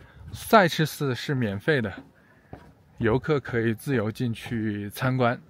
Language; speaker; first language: Chinese; native; Chinese